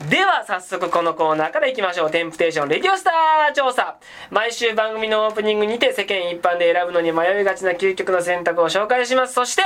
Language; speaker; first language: Japanese; native; Japanese